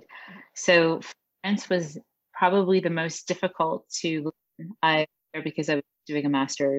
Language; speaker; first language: English; native; English